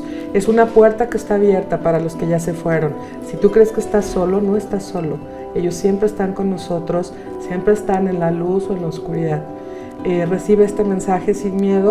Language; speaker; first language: Spanish; native; Spanish